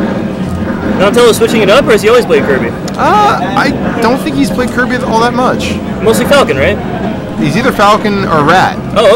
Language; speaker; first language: English; native; English